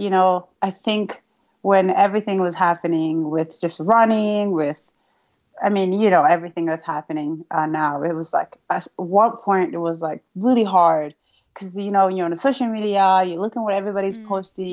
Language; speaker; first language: English; non-native, fluent; Rundi